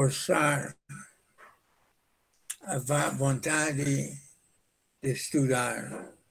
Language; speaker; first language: Portuguese; non-native, fluent; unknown